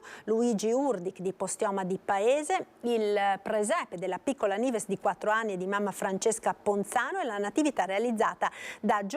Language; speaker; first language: Italian; native; Italian